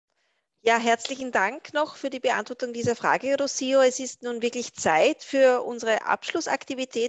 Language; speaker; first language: German; native; German